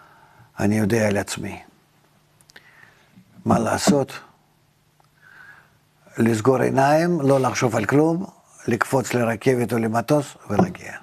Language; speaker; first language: Hebrew; non-native, fluent; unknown